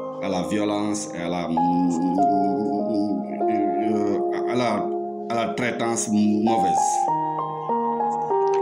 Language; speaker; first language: French; non-native, local second language; Wolof